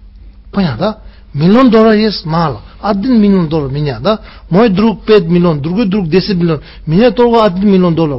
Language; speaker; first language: Russian; non-native, learner; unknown